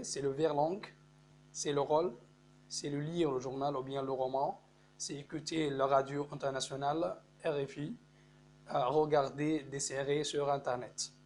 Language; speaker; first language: French; non-native, fluent; Arabic